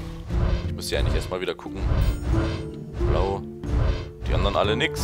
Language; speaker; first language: German; native; German